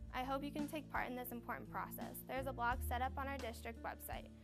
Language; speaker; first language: English; native; English